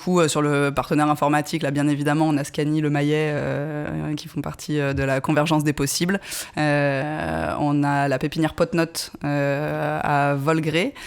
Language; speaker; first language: French; native; French